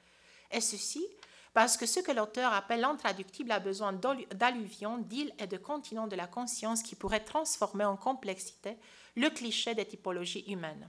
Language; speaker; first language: French; non-native, fluent; Romanian